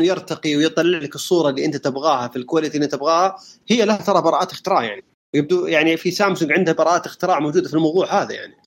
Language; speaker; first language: Arabic; native; Arabic